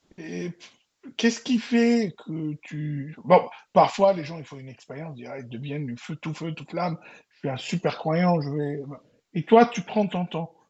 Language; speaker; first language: French; non-native, local second language; Arabic